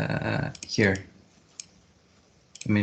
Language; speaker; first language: English; non-native, learner; Spanish